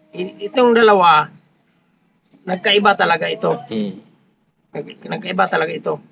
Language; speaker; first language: Filipino; non-native, local second language; Cebuano